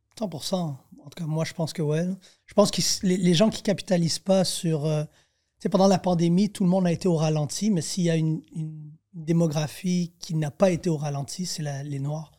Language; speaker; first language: French; native; French